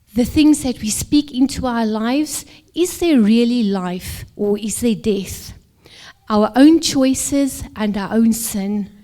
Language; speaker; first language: English; non-native, local second language; Afrikaans